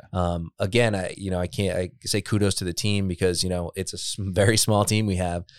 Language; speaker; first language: English; native; English